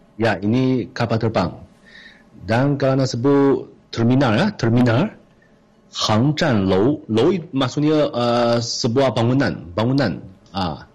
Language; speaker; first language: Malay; non-native, fluent; Chinese